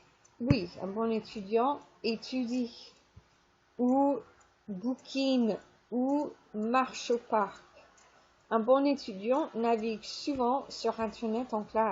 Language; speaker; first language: French; non-native, fluent; English